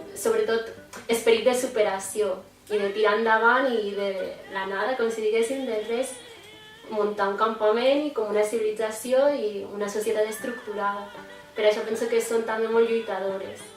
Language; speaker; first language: Catalan; native; Catalan